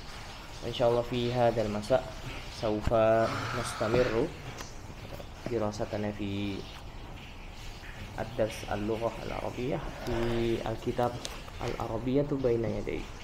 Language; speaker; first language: Arabic; non-native, fluent; Indonesian